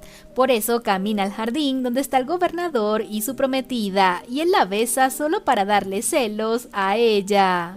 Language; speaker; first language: Spanish; native; Spanish